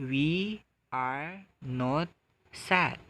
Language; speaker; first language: English; non-native, fluent; Indonesian